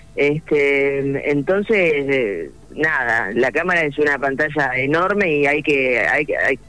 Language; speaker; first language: Spanish; native; Spanish